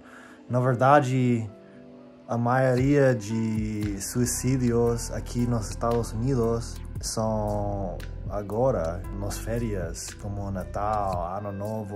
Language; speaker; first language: Portuguese; non-native, fluent; English